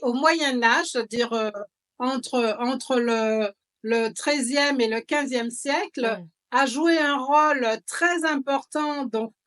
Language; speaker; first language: French; native; French